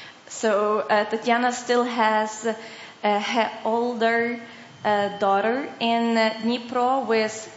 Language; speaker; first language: English; non-native, fluent; Ukrainian